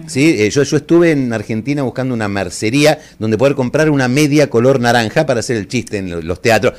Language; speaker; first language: Spanish; native; Spanish